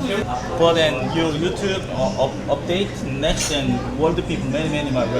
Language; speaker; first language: English; non-native, learner; Korean